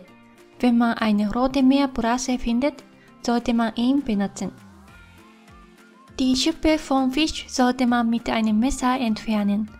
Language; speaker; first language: German; non-native, fluent; Japanese